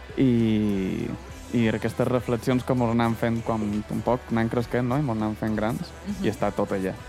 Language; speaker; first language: Catalan; native; Catalan